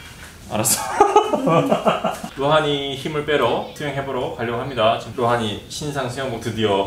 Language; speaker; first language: Korean; native; Korean